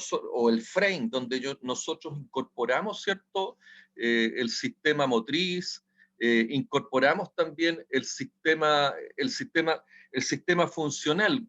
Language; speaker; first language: Spanish; native; Spanish